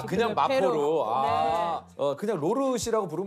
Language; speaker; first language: Korean; native; Korean